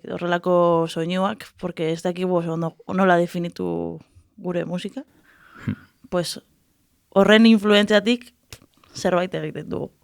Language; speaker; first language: Basque; non-native, local second language; Spanish